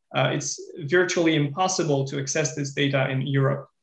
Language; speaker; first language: English; non-native, fluent; French